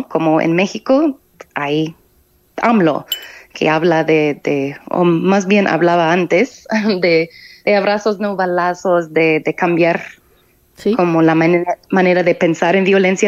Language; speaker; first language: Spanish; non-native, fluent; English